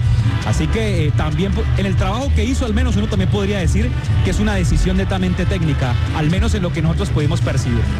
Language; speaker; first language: Spanish; native; Spanish